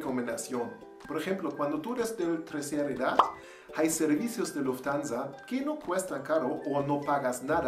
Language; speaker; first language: Spanish; non-native, learner; German